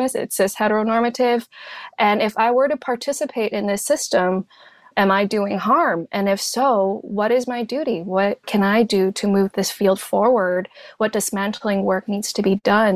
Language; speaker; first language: English; non-native, local second language; Cantonese